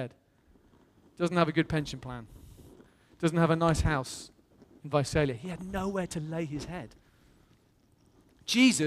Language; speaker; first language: English; native; English